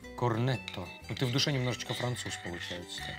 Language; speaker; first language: Russian; native; Russian